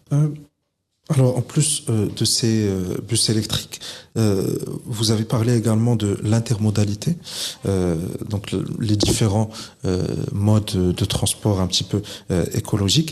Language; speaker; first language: French; non-native, local second language; Arabic